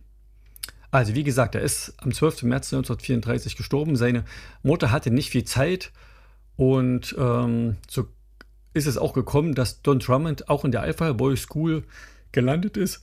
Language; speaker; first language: German; native; German